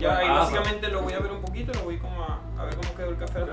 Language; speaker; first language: Spanish; native; Spanish